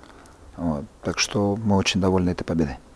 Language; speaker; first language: Russian; native; Russian